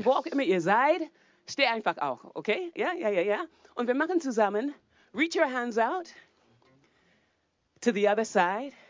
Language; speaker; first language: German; non-native, fluent; English